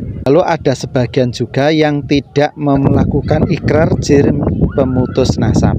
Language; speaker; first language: Indonesian; native; Indonesian